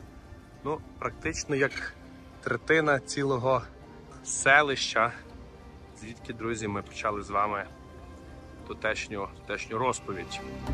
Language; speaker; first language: Ukrainian; native; Ukrainian